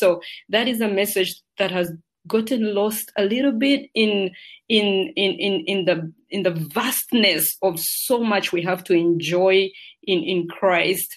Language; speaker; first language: English; non-native, local second language; Ganda